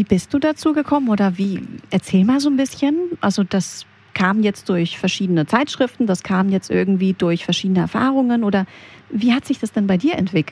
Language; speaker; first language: German; native; German